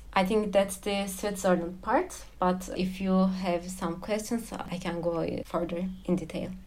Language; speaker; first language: English; non-native, fluent; Turkish